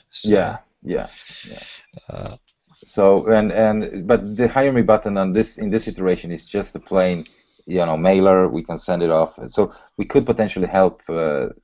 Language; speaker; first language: English; early bilingual, other home language; Polish